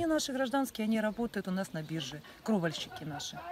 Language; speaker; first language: Russian; native; Russian